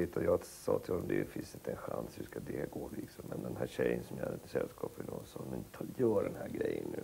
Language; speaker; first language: Swedish; native; Swedish